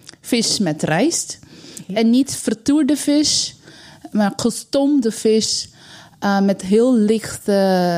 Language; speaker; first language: Dutch; non-native, learner; Bangla